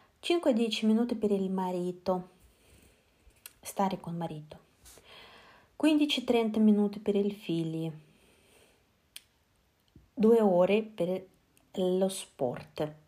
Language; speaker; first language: Italian; non-native, learner; Russian